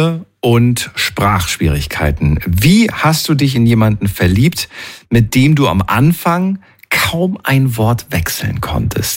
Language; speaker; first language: German; native; German